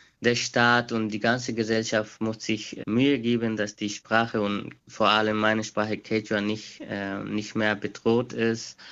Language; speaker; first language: German; non-native, fluent; Quechua